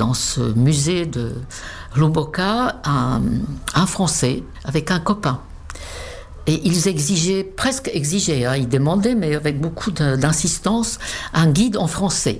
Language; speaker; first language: French; non-native, fluent; Czech